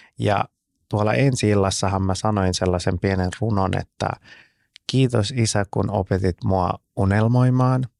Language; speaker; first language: Finnish; early bilingual, other home language; Persian